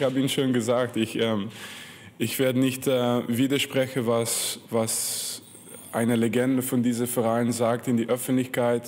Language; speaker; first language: German; non-native, fluent; French